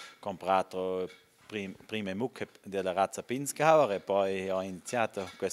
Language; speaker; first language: Italian; non-native, local second language; German